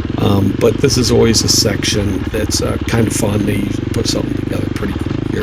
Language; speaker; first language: English; native; English